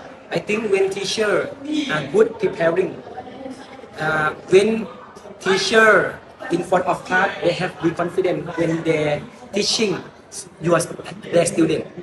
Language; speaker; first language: English; non-native, learner; Thai